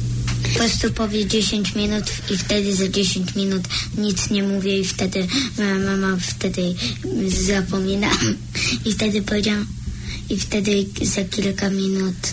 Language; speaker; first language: Polish; early bilingual, heritage; Polish